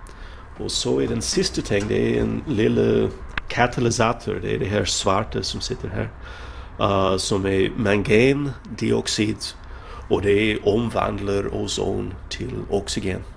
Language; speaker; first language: Swedish; non-native, fluent; English